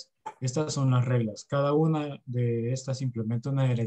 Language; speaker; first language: Spanish; native; Spanish